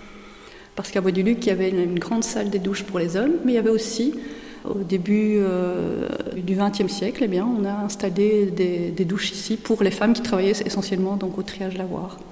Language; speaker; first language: French; native; French